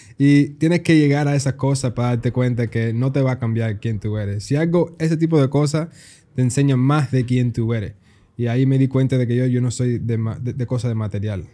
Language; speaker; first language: Spanish; early bilingual, heritage; Spanish